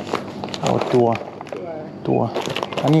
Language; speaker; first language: Thai; non-native, learner; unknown